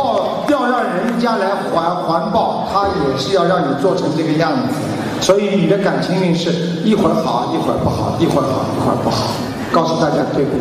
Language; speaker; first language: Chinese; native; Chinese